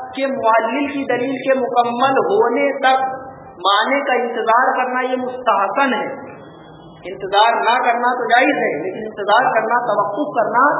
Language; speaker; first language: Urdu; native; Urdu